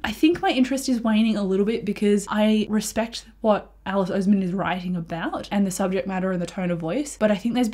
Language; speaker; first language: English; native; English